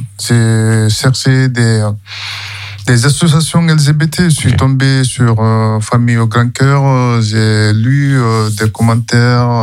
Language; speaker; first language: French; non-native, learner; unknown